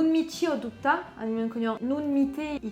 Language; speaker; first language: Korean; non-native, fluent; French